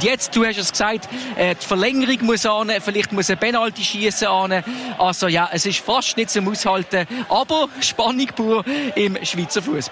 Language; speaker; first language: German; native; German